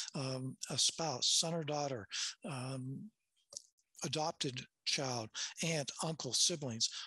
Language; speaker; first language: English; native; English